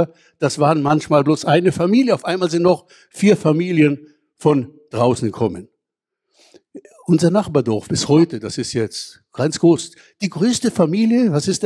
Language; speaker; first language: German; non-native, fluent; Hebrew